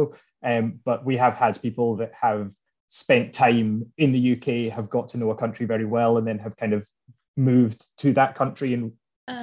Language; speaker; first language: English; native; English